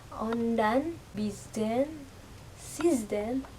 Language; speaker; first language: Turkish; non-native, fluent; Indonesian